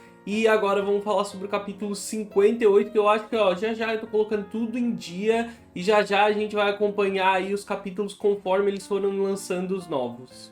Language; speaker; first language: Portuguese; native; Portuguese